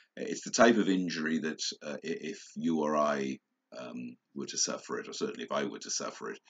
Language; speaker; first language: English; native; English